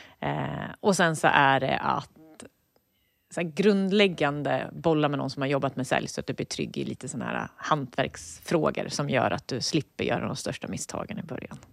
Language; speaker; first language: Swedish; native; Swedish